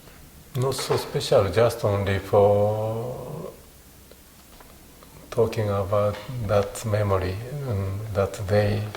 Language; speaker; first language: English; non-native, learner; Japanese